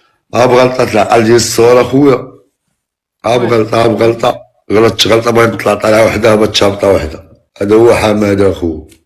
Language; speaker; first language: Arabic; native; Arabic